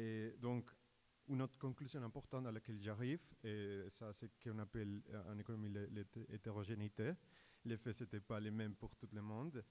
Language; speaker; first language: French; non-native, fluent; Spanish